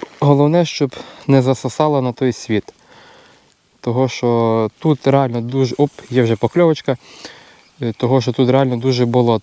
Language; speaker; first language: Ukrainian; native; Ukrainian